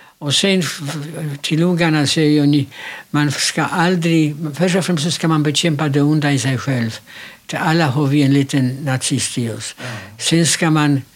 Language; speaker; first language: Swedish; non-native, fluent; Polish